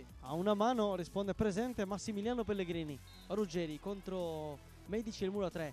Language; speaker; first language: Italian; native; Italian